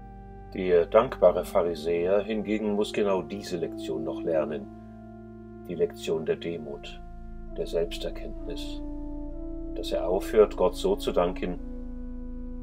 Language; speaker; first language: German; native; German